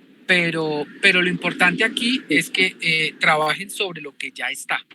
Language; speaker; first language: Spanish; native; Spanish